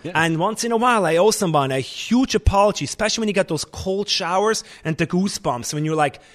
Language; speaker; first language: English; non-native, fluent; Swiss German